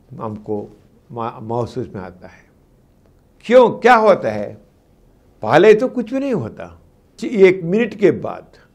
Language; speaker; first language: Hindi; non-native, local second language; Telugu